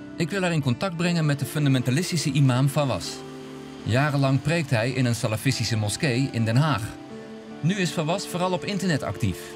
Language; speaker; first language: Dutch; native; Dutch